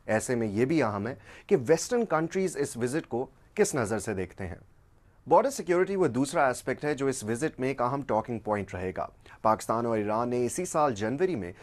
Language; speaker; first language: Urdu; native; Urdu